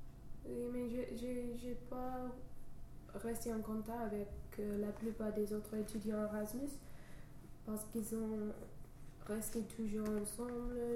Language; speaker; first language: French; non-native, fluent; English